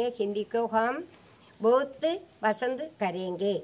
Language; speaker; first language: Hindi; non-native, local second language; Malayalam